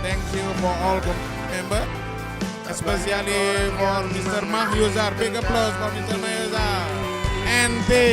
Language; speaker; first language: English; non-native, learner; Indonesian